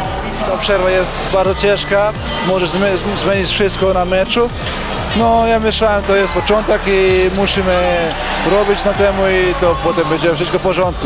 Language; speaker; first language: Polish; non-native, learner; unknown